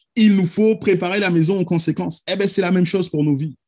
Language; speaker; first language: French; native; French